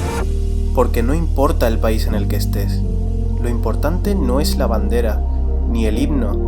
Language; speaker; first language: Spanish; native; Spanish